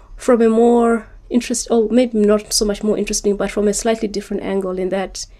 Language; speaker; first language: English; non-native, local second language; Shona